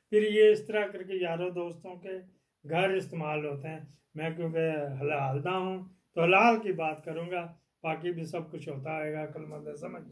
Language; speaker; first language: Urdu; non-native, local second language; Punjabi